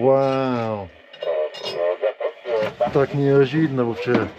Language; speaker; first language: Russian; non-native, learner; English